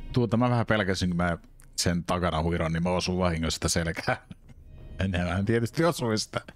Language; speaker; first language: Finnish; native; Finnish